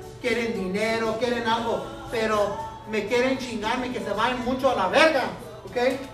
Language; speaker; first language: Spanish; early bilingual, heritage; Spanish